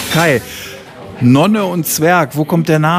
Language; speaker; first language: German; native; German